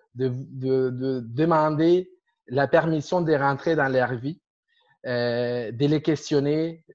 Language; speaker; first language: French; non-native, fluent; Spanish